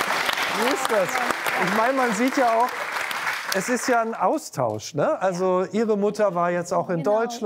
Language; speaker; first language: German; native; German